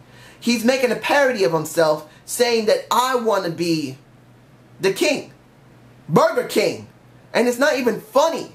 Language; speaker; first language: English; native; English